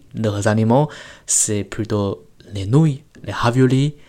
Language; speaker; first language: French; non-native, fluent; Chinese